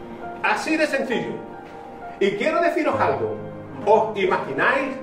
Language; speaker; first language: Spanish; native; Spanish